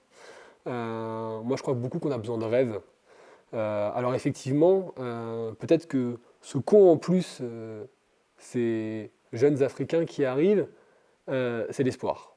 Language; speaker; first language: French; native; French